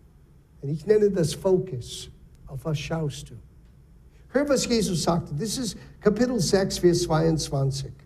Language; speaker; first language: German; non-native, fluent; English